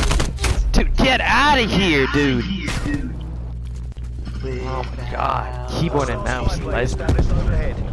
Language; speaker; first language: English; native; English